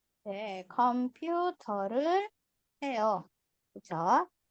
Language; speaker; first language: Korean; non-native, fluent; Indonesian